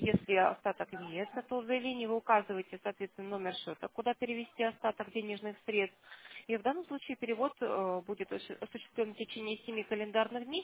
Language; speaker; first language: Russian; native; Russian